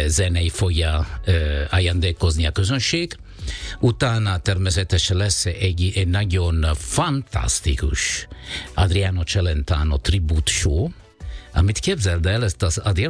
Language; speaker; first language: Hungarian; non-native, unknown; Italian